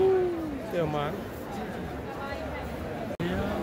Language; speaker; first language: Danish; non-native, learner; Thai